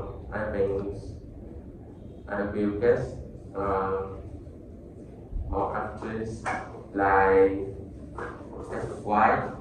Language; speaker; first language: English; non-native, learner; Vietnamese